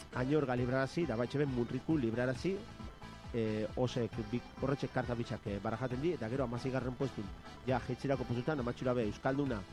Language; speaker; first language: Basque; native; Basque